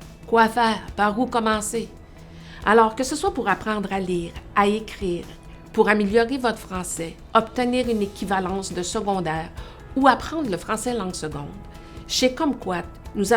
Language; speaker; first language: French; native; French